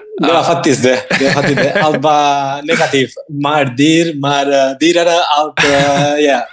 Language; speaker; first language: Norwegian; non-native, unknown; Catalan